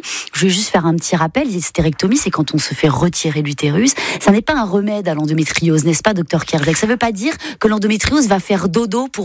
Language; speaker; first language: French; native; French